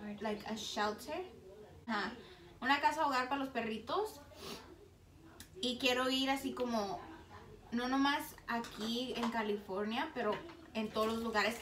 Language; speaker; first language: Spanish; early bilingual, heritage; Spanish